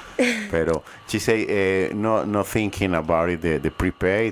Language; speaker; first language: English; non-native, learner; Spanish